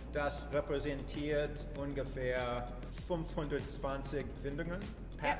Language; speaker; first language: German; non-native, fluent; English